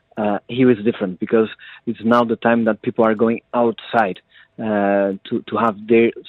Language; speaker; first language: English; non-native, fluent; Portuguese